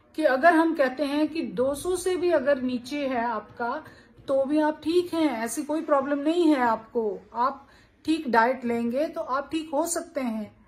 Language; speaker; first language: Hindi; native; Hindi